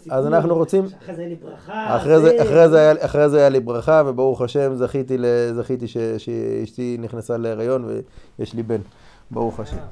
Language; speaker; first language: Hebrew; non-native, fluent; English